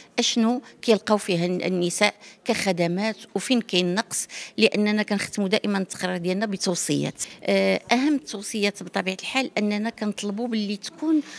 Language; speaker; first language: Arabic; native; Arabic